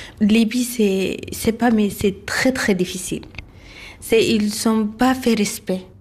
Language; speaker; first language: French; non-native, learner; Arabic